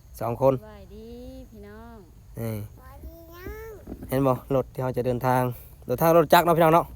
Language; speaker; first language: Thai; non-native, local second language; Lao